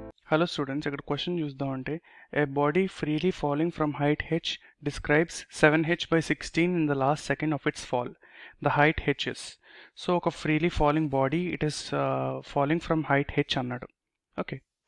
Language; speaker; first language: English; non-native, local second language; Telugu